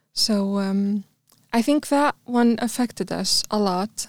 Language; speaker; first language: English; non-native, fluent; Arabic